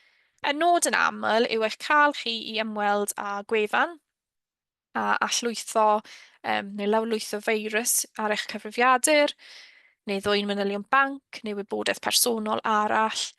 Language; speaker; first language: Welsh; native; Welsh